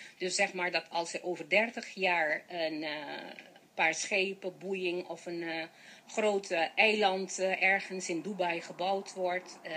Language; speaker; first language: Dutch; non-native, local second language; Papiamento